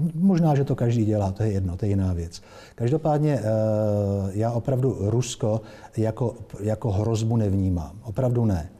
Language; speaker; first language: Czech; native; Czech